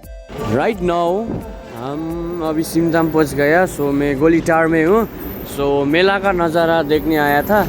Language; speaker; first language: Hindi; non-native, local second language; Nepali